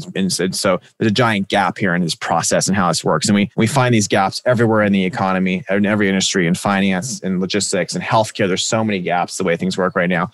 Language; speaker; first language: English; native; English